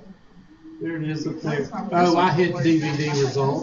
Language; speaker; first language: English; native; English